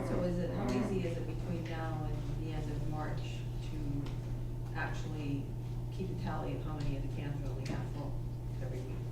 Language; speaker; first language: English; native; English